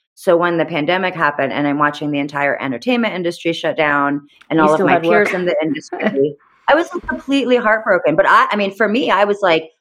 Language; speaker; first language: English; native; English